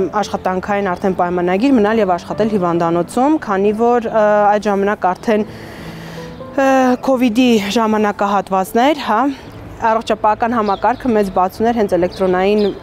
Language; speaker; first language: Armenian; native; Armenian